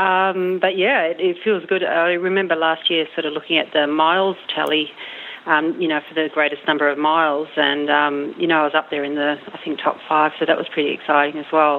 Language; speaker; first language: English; native; English